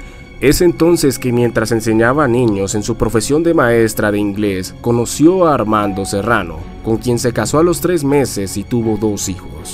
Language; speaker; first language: Spanish; native; Spanish